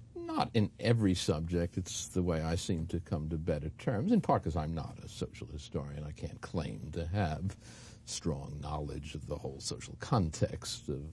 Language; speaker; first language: English; native; English